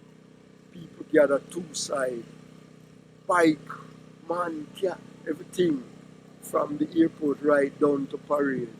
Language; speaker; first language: English; native; English